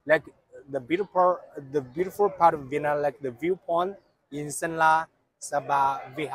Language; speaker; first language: English; non-native, learner; Chinese